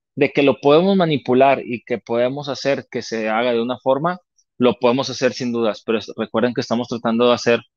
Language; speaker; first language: Spanish; native; Spanish